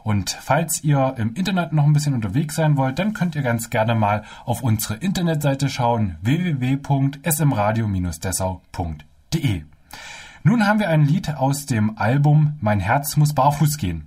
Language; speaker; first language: German; native; German